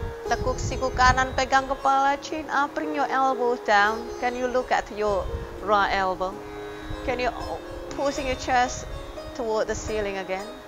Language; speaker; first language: English; non-native, fluent; Indonesian